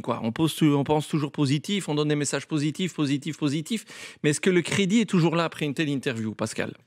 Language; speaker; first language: French; native; French